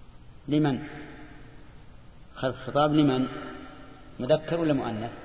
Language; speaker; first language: Arabic; native; Arabic